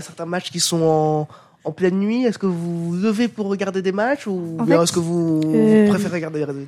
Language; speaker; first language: French; native; French